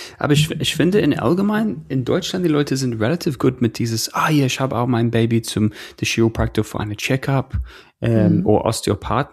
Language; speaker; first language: German; non-native, fluent; English